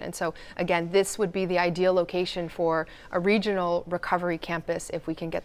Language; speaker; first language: English; native; English